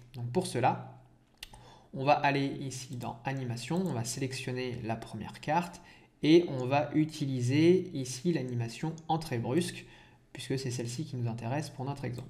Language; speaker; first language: French; native; French